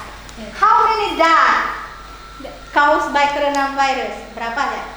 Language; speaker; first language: English; non-native, learner; Indonesian